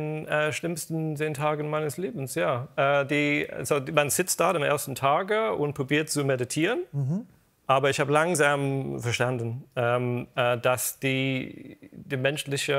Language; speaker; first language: German; non-native, fluent; English